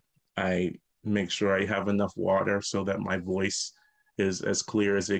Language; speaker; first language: English; native; English